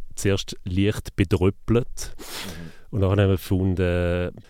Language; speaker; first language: German; native; German